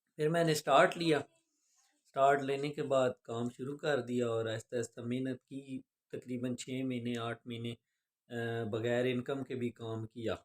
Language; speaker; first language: Urdu; non-native, local second language; Punjabi